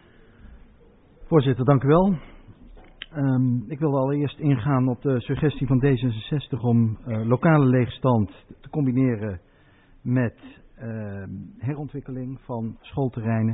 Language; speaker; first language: Dutch; native; Dutch